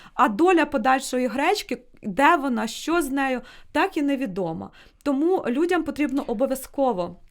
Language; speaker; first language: Ukrainian; native; Ukrainian